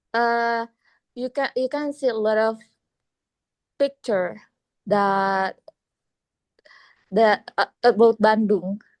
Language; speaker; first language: English; non-native, learner; Indonesian